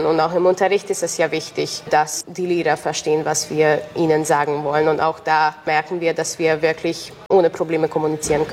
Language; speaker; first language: German; non-native, local second language; Hungarian